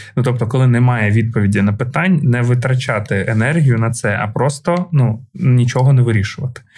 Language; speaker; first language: Ukrainian; non-native, local second language; Russian